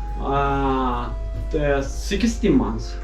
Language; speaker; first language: English; non-native, learner; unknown